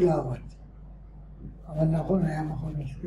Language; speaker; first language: Hebrew; non-native, fluent; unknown